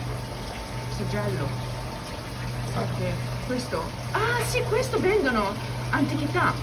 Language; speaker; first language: Italian; non-native, learner; Japanese